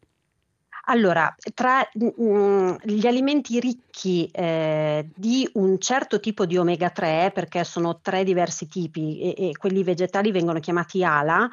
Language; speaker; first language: Italian; native; Italian